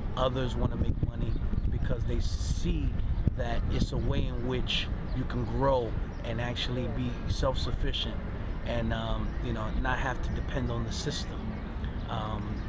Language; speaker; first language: English; native; English